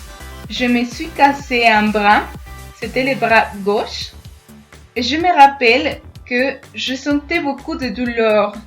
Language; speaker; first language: French; non-native, fluent; Spanish